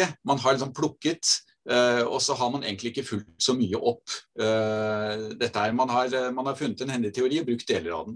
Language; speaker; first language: Norwegian; native; Norwegian